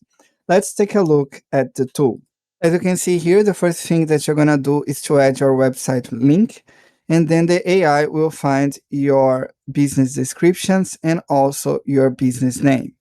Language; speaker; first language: English; non-native, fluent; Portuguese